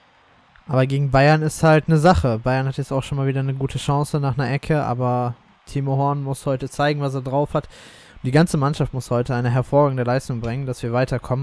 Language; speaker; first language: German; native; German